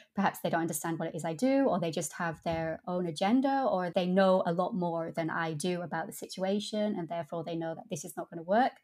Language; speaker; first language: English; native; English